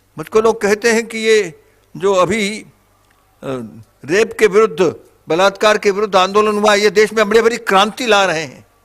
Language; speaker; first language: Hindi; native; Hindi